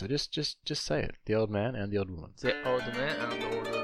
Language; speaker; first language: English; non-native, learner; Japanese